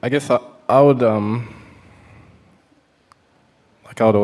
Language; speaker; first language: English; native; English